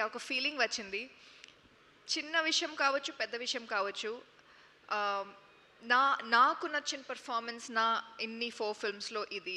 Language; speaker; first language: Telugu; non-native, fluent; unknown